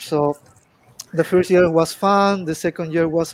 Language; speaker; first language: English; non-native, fluent; Spanish